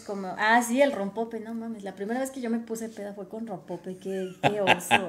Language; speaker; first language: Spanish; native; Spanish